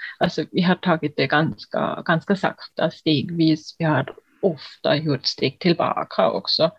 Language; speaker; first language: Swedish; non-native, fluent; German